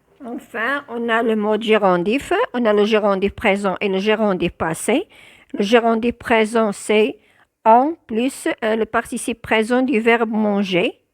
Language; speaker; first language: French; non-native, local second language; Arabic